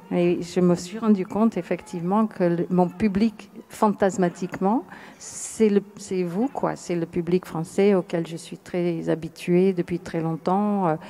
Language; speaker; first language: French; non-native, fluent; English